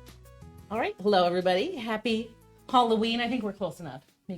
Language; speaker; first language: English; native; English